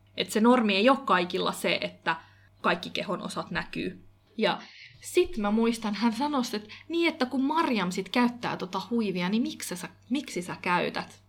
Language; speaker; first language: Finnish; early bilingual, other home language; Kurdish